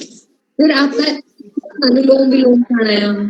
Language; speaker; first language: Hindi; native; Hindi